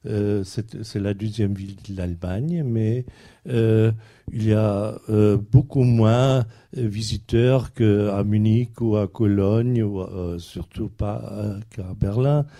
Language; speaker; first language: French; non-native, fluent; German